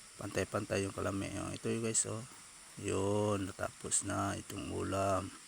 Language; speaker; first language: Filipino; non-native, local second language; Cebuano